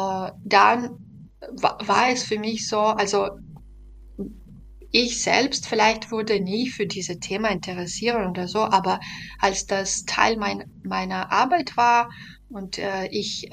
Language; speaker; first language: German; non-native, fluent; Belarusian